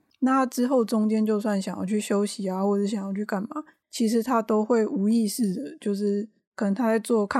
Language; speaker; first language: Chinese; native; Chinese